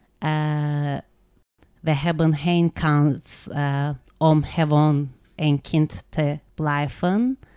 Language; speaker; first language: Dutch; non-native, learner; Turkish